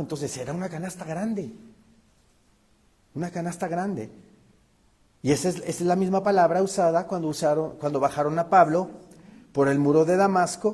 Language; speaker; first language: Spanish; native; Spanish